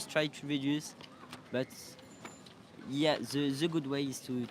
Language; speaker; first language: English; non-native, learner; French